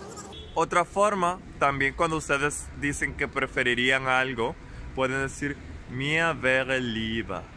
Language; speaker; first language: Spanish; non-native, fluent; German